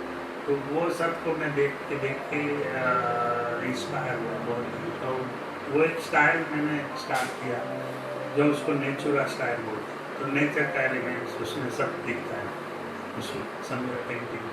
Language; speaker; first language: Hindi; non-native, local second language; Gujarati